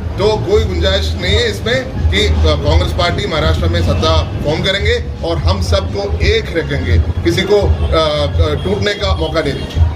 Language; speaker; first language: Hindi; non-native, local second language; Malayalam